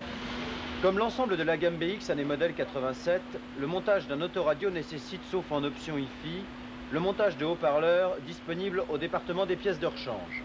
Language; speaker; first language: French; native; French